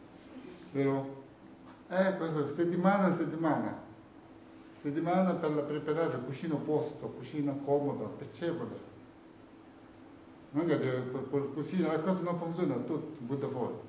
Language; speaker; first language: Italian; non-native, learner; Tibetan